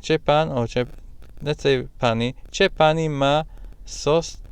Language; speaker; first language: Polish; non-native, learner; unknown